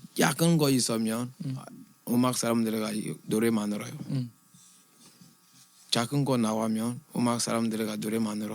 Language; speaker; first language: Korean; non-native, learner; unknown